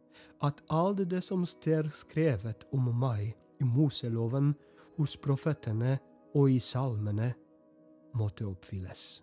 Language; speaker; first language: Norwegian; non-native, fluent; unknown